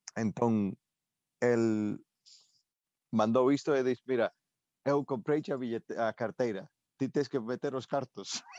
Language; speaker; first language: Galician; non-native, local second language; Spanish